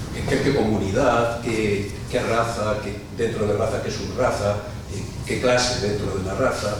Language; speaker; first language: Spanish; native; Spanish